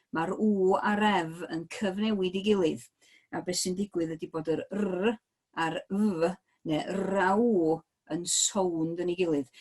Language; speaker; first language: Welsh; native; Welsh